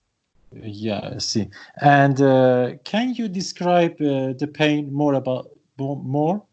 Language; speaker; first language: English; non-native, learner; Persian